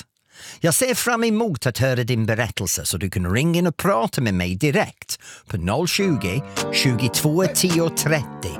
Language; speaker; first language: Swedish; non-native, fluent; English